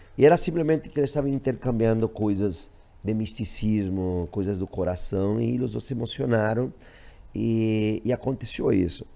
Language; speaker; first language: Portuguese; non-native, fluent; Spanish